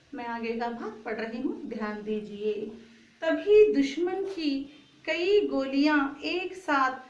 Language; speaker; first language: Hindi; non-native, local second language; Kannada